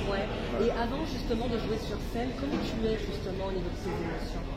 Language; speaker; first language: French; native; French